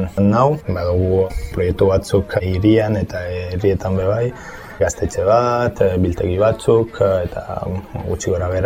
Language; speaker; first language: Basque; non-native, fluent; Italian